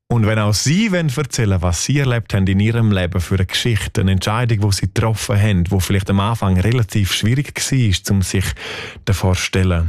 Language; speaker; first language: German; native; German